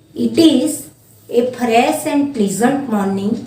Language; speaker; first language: English; non-native, local second language; Gujarati